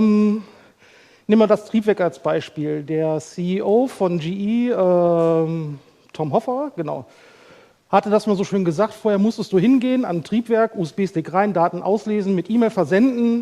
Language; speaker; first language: German; native; German